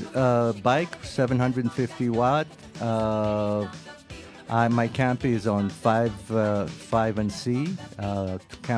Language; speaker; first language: English; non-native, fluent; Hebrew